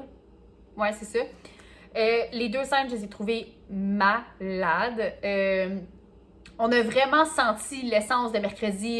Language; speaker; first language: French; native; French